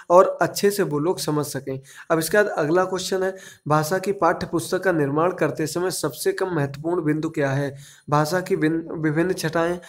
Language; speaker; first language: Hindi; native; Hindi